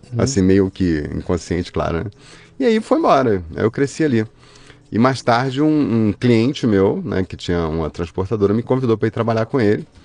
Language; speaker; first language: Portuguese; native; Portuguese